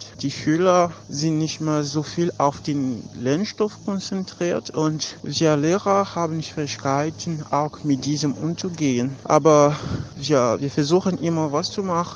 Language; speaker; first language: German; non-native, fluent; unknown